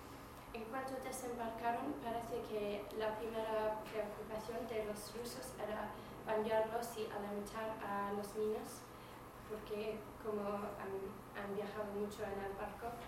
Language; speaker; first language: Spanish; non-native, fluent; English